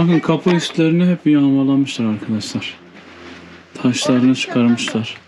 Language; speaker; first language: Turkish; native; Turkish